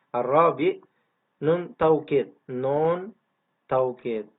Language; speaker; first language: Arabic; non-native, fluent; Indonesian